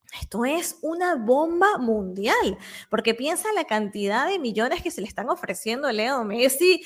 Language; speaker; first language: Spanish; native; Spanish